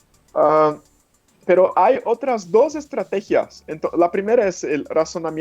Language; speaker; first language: Spanish; non-native, fluent; Portuguese